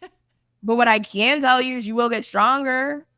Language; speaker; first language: English; native; English